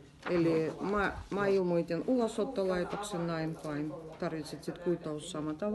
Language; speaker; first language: Finnish; non-native, learner; Russian